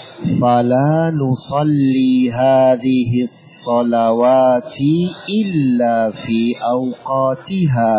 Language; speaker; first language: Arabic; non-native, fluent; Indonesian